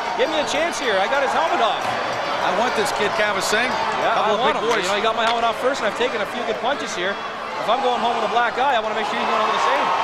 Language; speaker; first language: English; native; English